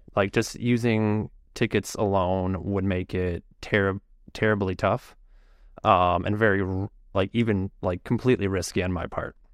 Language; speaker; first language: English; native; English